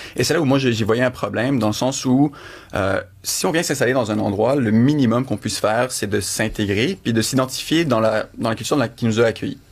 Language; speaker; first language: French; early bilingual, other home language; Arabic